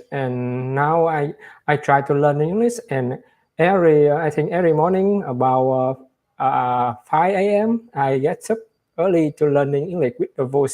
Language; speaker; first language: English; non-native, learner; Vietnamese